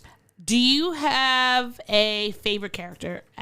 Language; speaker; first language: English; native; English